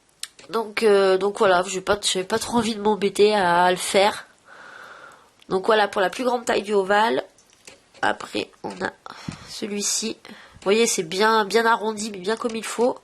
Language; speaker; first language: French; native; French